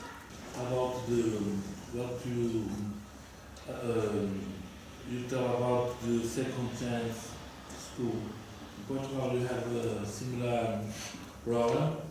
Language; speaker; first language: English; non-native, learner; Portuguese